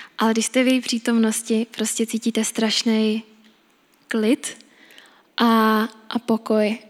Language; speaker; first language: Czech; native; Czech